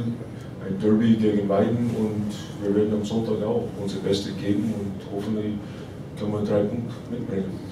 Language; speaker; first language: German; non-native, fluent; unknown